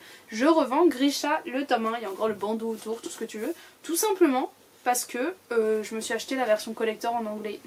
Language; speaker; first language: French; native; French